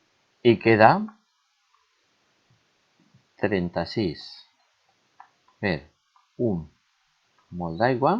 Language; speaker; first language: Catalan; native; Catalan